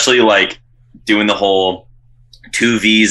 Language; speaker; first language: English; native; English